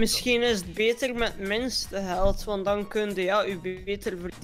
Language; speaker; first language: Dutch; native; Dutch